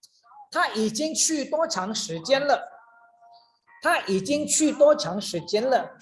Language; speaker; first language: Chinese; non-native, fluent; Indonesian